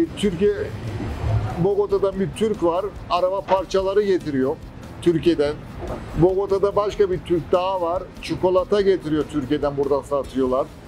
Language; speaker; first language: Turkish; early bilingual, heritage; Turkish